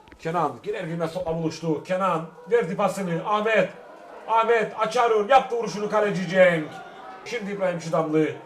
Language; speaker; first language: Turkish; native; Turkish